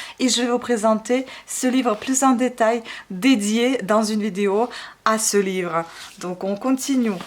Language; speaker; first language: French; non-native, fluent; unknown